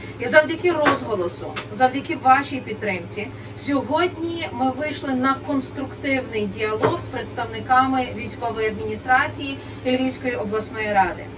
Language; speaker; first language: Ukrainian; native; Ukrainian